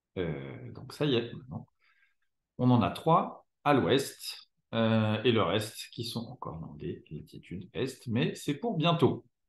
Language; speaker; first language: French; native; French